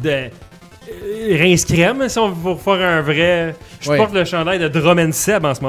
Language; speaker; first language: French; native; French